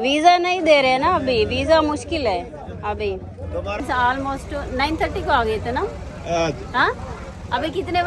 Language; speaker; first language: Hindi; non-native, local second language; Telugu